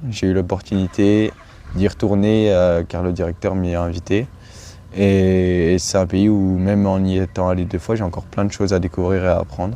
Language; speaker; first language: French; native; French